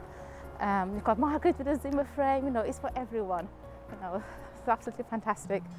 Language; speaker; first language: English; native; English